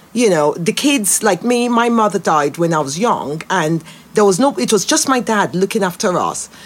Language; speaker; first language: English; non-native, local second language; Yoruba